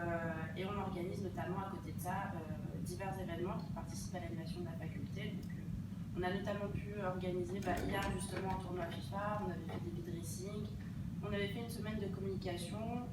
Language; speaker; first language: French; native; French